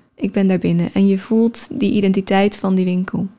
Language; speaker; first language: Dutch; native; Dutch